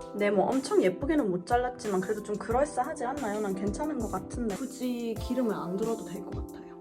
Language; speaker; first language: Korean; early bilingual, heritage; Korean